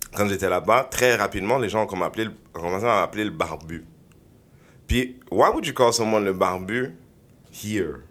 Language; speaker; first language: French; native; French